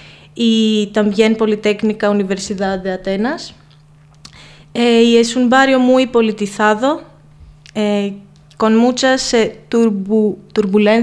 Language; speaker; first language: Spanish; non-native, fluent; Greek